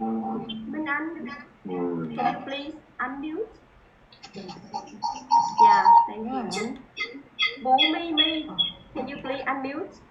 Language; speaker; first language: English; non-native, fluent; Vietnamese